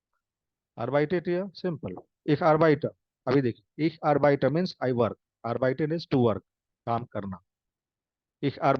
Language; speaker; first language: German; non-native, fluent; Hindi